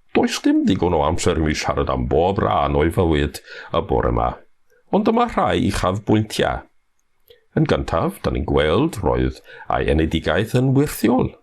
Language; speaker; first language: Welsh; non-native, fluent; English